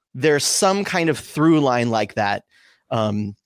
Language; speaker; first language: English; native; English